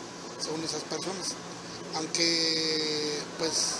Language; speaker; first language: Spanish; native; Spanish